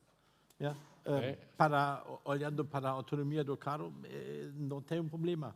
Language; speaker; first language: Portuguese; non-native, fluent; German